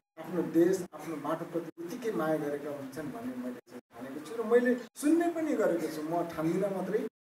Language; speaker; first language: Nepali; native; Nepali